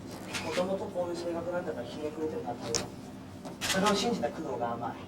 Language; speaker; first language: Japanese; native; Japanese